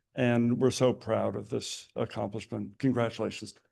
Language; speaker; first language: English; native; English